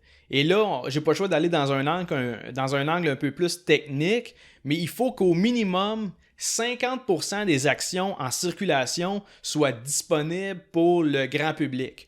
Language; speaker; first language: French; native; French